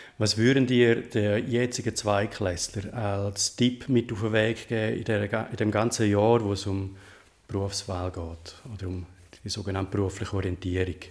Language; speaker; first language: German; native; German